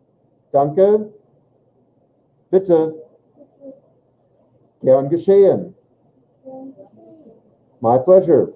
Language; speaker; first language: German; non-native, fluent; English